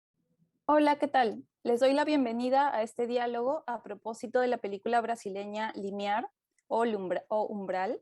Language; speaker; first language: Spanish; native; Spanish